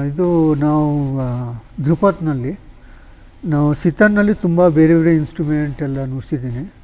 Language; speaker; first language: Kannada; non-native, learner; Bangla